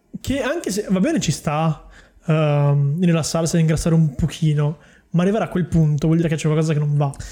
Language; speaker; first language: Italian; native; Italian